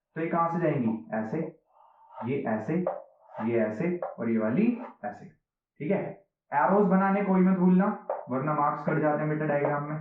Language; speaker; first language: Hindi; native; Hindi